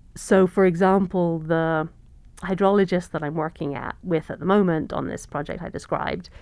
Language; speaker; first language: English; native; English